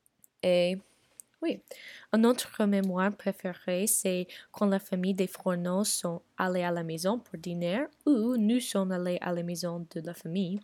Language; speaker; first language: French; non-native, learner; English